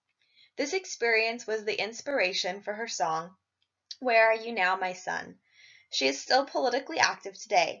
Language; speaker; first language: English; native; English